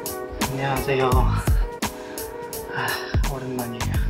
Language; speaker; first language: Korean; non-native, fluent; Polish